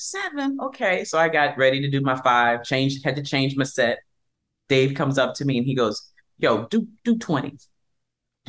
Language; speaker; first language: English; native; English